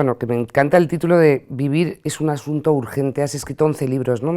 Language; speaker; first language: Spanish; native; Spanish